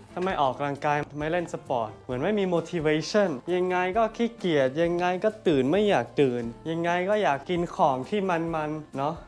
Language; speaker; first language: Thai; early bilingual, other home language; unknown